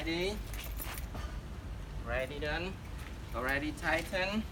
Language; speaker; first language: English; non-native, learner; Vietnamese